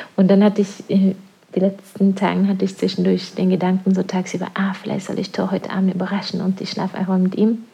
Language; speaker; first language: German; non-native, fluent; Norwegian